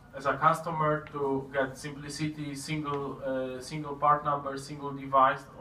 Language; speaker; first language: English; non-native, fluent; Polish